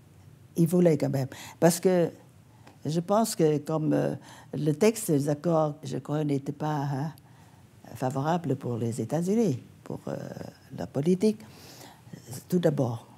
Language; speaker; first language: French; non-native, fluent; Vietnamese